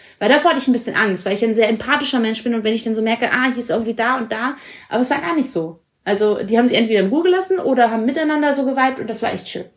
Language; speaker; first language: German; early bilingual, other home language; Italian